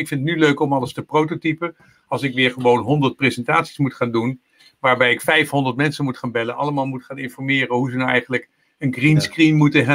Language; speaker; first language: Dutch; native; Dutch